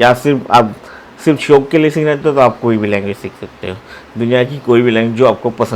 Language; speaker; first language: Hindi; non-native, local second language; Marathi